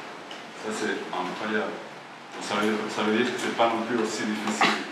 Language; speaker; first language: French; non-native, fluent; Spanish